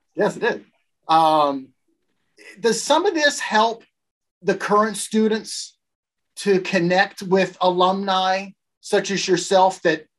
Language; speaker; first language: English; native; English